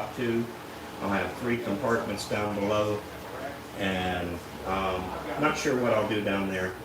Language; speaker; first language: English; native; English